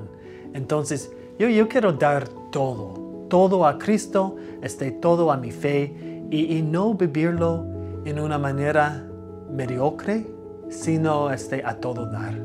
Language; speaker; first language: Spanish; non-native, fluent; English